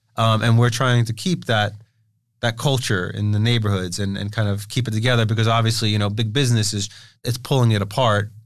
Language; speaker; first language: English; native; English